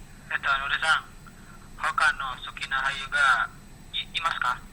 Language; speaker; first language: Japanese; non-native, fluent; Indonesian